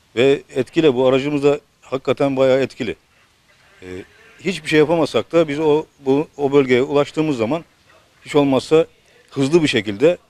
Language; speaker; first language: Turkish; native; Turkish